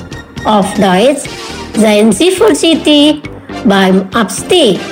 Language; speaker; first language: German; non-native, learner; Indonesian